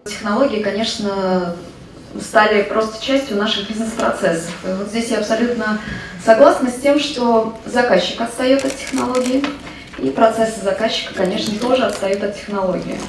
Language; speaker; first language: Russian; native; Russian